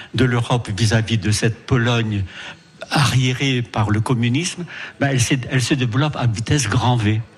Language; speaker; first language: French; native; French